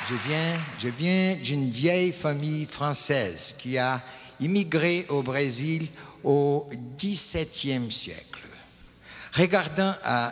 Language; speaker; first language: French; non-native, fluent; Portuguese